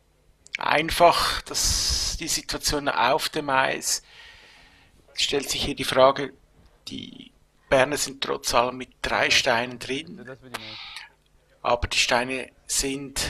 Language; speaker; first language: German; native; German